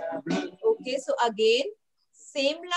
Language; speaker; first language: English; non-native, local second language; Hindi